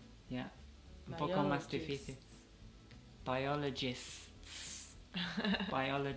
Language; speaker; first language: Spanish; non-native, fluent; English